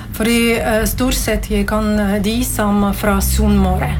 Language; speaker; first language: Norwegian; non-native, learner; Latvian